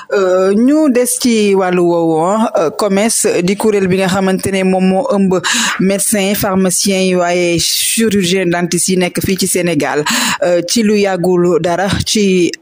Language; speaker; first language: Wolof; native; Wolof